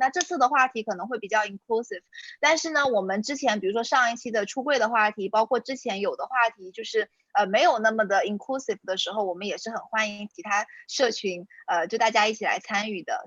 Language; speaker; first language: Chinese; native; Chinese